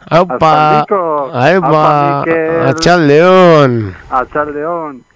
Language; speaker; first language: Basque; native; Basque